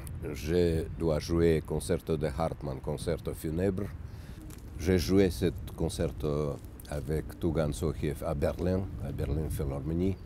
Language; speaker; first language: French; non-native, learner; Russian